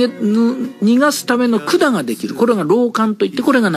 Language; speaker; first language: Japanese; native; Japanese